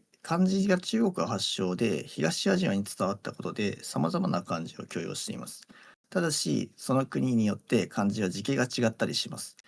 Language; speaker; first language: Japanese; native; Japanese